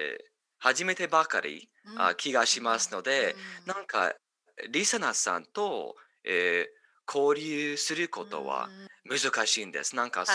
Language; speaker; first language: Japanese; non-native, fluent; English